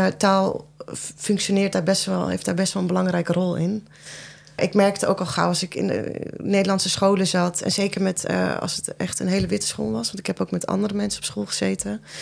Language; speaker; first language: Dutch; early bilingual, other home language; Persian